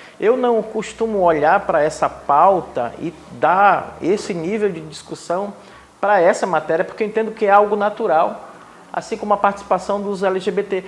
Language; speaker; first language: Portuguese; non-native, local second language; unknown